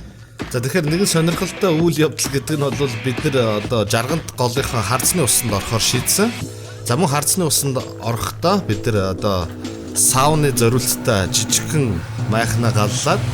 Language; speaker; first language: Mongolian; native; Mongolian